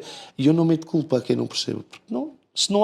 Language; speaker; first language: Portuguese; native; Portuguese